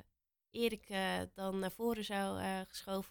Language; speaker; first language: Dutch; native; Dutch